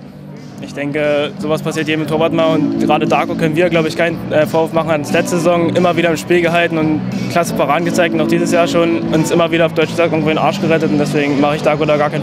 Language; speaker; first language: German; native; German